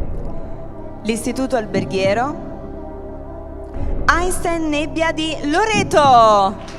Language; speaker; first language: Italian; native; Italian